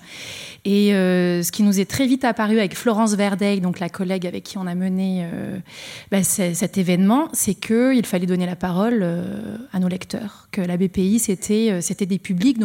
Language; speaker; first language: French; native; French